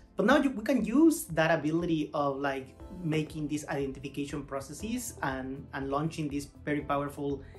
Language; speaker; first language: English; non-native, fluent; Spanish